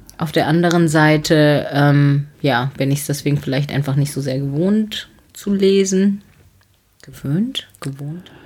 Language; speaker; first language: German; native; German